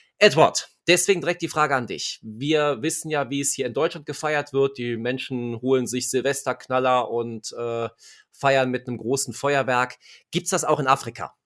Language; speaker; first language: German; native; German